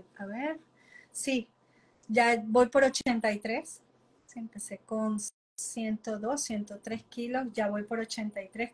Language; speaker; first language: Spanish; native; Spanish